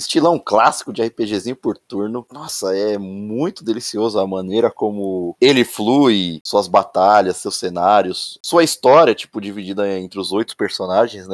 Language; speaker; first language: Portuguese; native; Portuguese